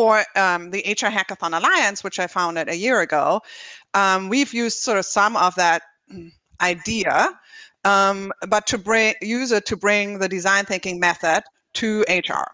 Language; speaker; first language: English; non-native, fluent; German